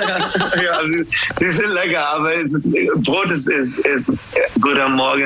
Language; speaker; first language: German; non-native, fluent; English